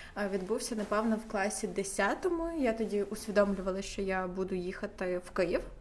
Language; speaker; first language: Ukrainian; native; Ukrainian